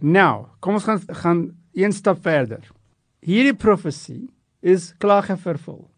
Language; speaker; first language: Afrikaans; non-native, local second language; English